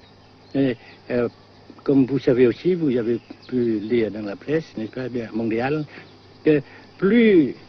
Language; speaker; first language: French; non-native, fluent; Vietnamese